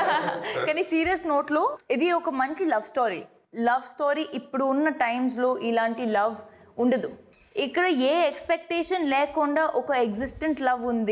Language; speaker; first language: Telugu; non-native, fluent; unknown